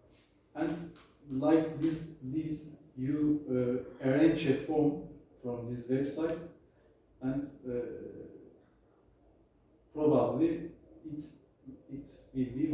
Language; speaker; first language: English; non-native, learner; Turkish